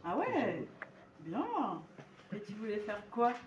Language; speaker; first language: French; native; French